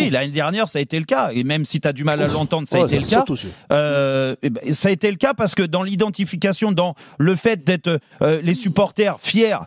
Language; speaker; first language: French; native; French